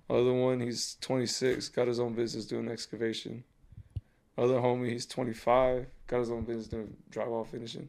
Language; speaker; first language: English; early bilingual, other home language; Spanish